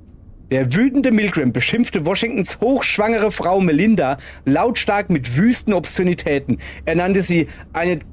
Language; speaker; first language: German; native; German